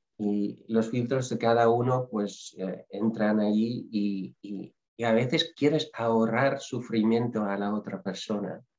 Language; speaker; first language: Spanish; non-native, fluent; Dutch